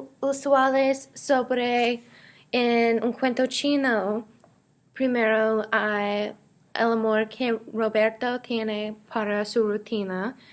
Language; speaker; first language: Spanish; non-native, learner; English